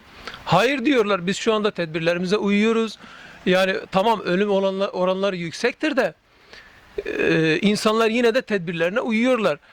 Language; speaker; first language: Turkish; native; Turkish